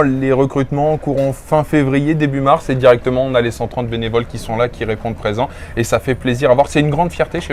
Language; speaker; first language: French; native; French